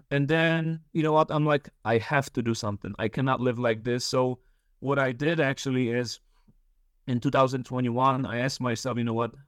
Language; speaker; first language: English; early bilingual, other home language; Polish